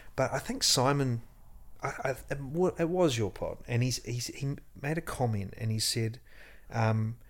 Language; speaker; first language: English; native; English